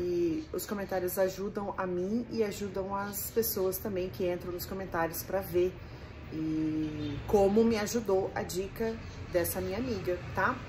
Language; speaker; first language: Portuguese; native; Portuguese